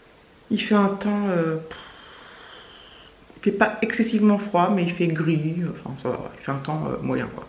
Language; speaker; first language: French; native; French